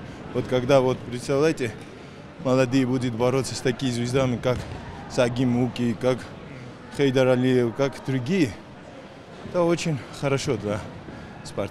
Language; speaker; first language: Russian; non-native, fluent; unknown